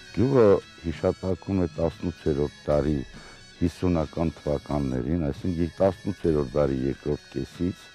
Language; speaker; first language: Armenian; native; Armenian